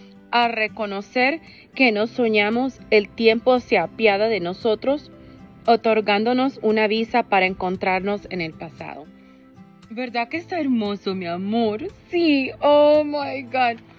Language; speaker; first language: Spanish; early bilingual, heritage; Spanish